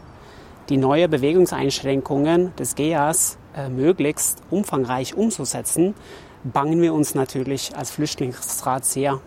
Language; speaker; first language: German; native; German